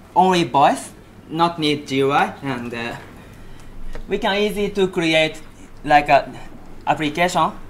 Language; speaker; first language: English; non-native, learner; Japanese